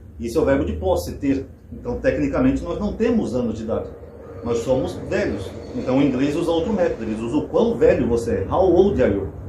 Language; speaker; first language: Portuguese; native; Portuguese